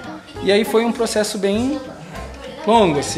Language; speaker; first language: Portuguese; native; Portuguese